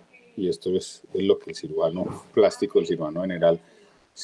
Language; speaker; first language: Spanish; native; Spanish